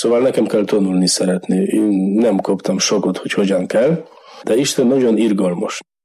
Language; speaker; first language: Hungarian; non-native, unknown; Polish